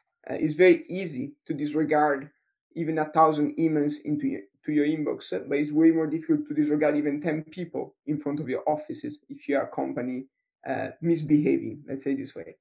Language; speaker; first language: English; non-native, fluent; Italian